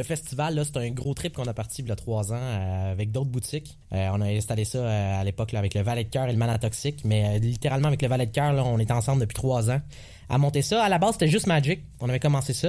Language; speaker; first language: French; native; French